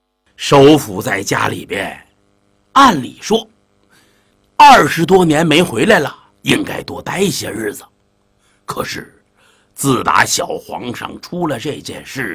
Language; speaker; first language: Chinese; native; Chinese